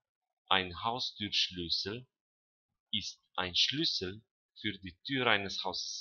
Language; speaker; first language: German; non-native, fluent; Romanian